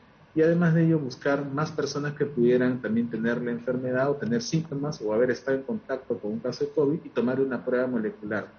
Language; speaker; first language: Spanish; native; Spanish